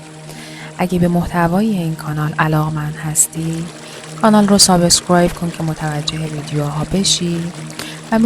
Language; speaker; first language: Persian; native; Persian